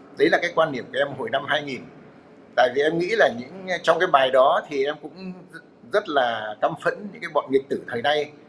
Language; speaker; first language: Vietnamese; native; Vietnamese